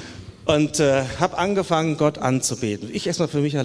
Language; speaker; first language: German; native; German